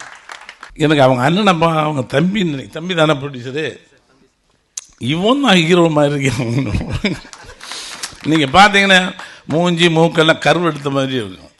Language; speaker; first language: Tamil; native; Tamil